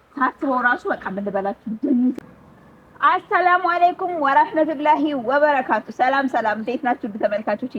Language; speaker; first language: Amharic; native; Amharic